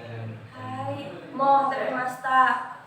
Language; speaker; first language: Japanese; non-native, learner; Indonesian